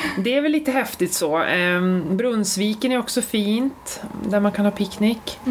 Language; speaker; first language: Swedish; native; Swedish